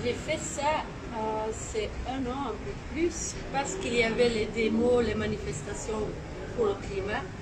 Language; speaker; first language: French; non-native, fluent; Dutch